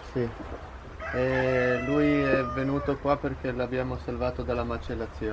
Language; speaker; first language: Italian; native; Italian